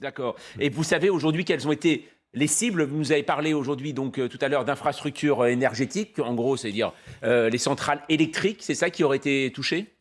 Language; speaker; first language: French; native; French